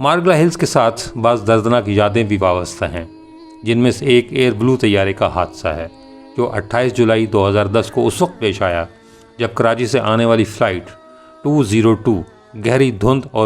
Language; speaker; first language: Urdu; native; Urdu